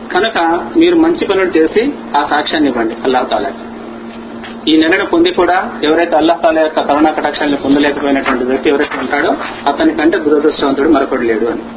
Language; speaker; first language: Telugu; non-native, local second language; Urdu